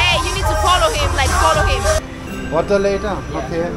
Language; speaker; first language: English; non-native, learner; German